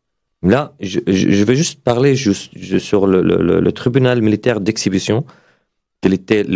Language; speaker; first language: French; non-native, fluent; Arabic